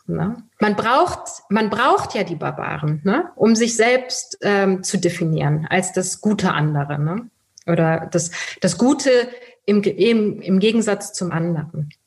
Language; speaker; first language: German; early bilingual, other home language; Persian